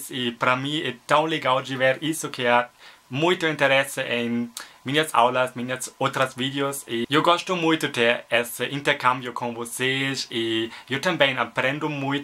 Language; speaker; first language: Portuguese; non-native, learner; German